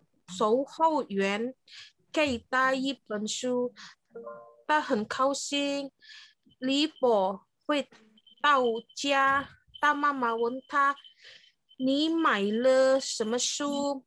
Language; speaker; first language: Chinese; non-native, learner; Indonesian